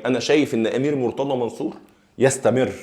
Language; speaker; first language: Arabic; native; Arabic